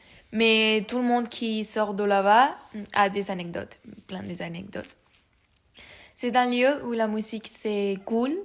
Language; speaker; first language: French; non-native, learner; Spanish